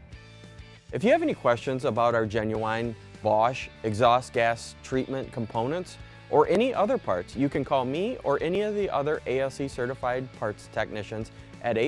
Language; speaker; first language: English; native; English